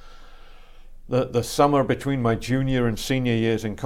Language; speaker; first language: English; native; English